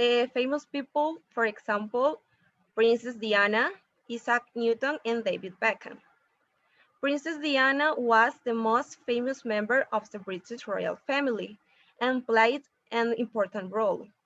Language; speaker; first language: English; non-native, learner; Spanish